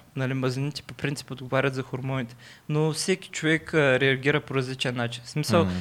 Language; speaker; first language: Bulgarian; non-native, local second language; Turkish